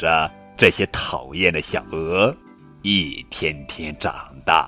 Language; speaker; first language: Chinese; native; Chinese